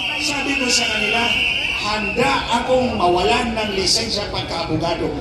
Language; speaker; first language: Filipino; non-native, local second language; Cebuano